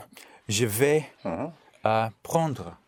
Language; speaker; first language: French; non-native, learner; English